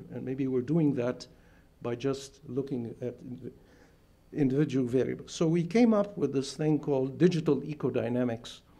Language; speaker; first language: English; non-native, fluent; Arabic